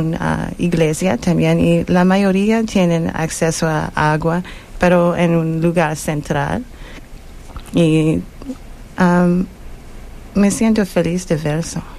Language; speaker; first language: Spanish; non-native, learner; English